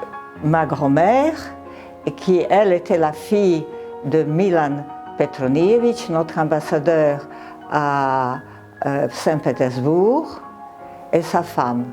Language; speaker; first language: French; non-native, fluent; Serbian